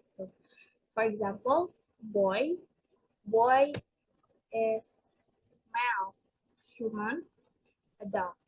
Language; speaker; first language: English; non-native, learner; Indonesian